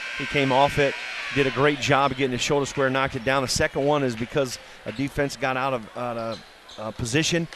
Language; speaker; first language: English; native; English